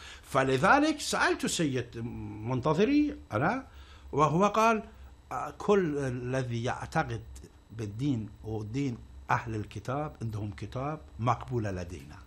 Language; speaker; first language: Arabic; non-native, fluent; Persian